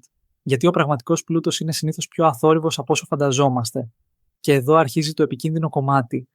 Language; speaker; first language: Greek; native; Greek